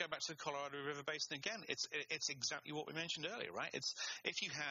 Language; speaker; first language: English; native; English